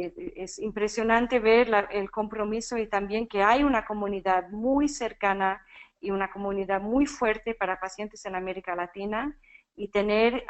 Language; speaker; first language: Spanish; non-native, fluent; English